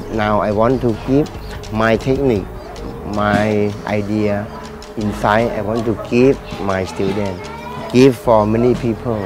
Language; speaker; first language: English; non-native, learner; Thai